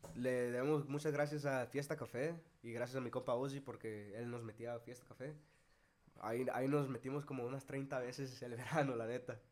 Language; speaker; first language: Spanish; native; Spanish